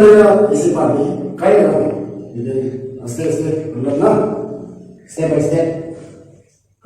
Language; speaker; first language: Hindi; non-native, local second language; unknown